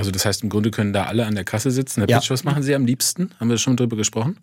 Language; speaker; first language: German; native; German